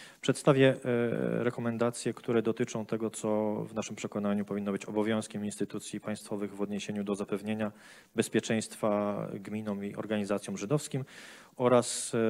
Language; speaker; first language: Polish; native; Polish